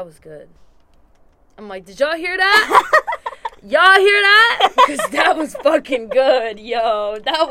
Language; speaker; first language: English; native; English